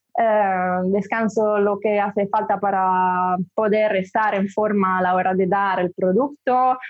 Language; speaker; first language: Spanish; non-native, fluent; Italian